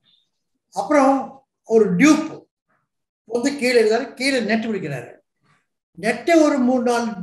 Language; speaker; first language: Tamil; non-native, local second language; Telugu